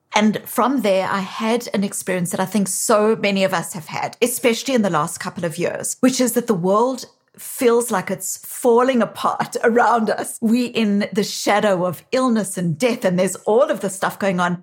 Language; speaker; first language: English; native; English